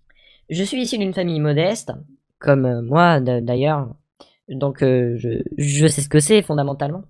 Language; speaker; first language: French; native; French